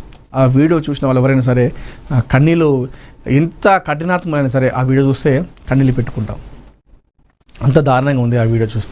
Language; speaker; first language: Telugu; native; Telugu